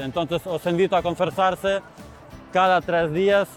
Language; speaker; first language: Spanish; non-native, fluent; Ukrainian